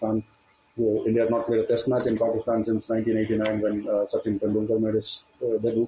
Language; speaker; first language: English; non-native, local second language; Tamil